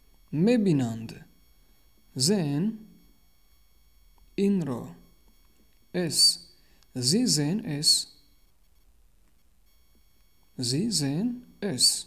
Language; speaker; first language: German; non-native, learner; Tajik